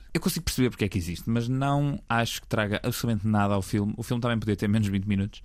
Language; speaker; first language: Portuguese; native; Portuguese